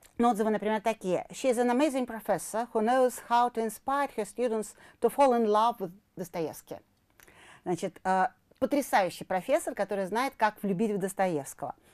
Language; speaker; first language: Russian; native; Russian